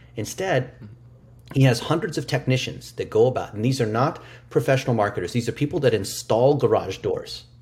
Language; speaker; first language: English; early bilingual, other home language; Chinese